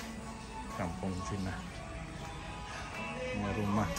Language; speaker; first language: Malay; non-native, local second language; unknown